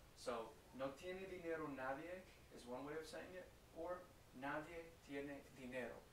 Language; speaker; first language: Spanish; non-native, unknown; English